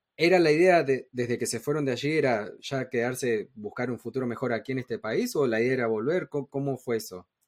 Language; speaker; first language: Spanish; native; Spanish